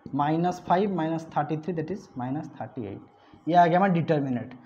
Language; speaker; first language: Hindi; non-native, local second language; Odia